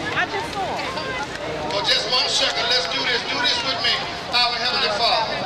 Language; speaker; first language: English; native; English